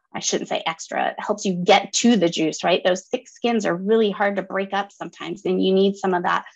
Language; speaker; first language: English; native; English